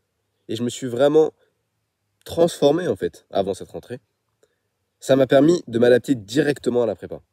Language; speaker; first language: French; native; French